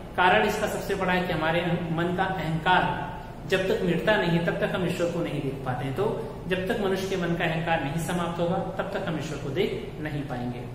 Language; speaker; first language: Hindi; native; Hindi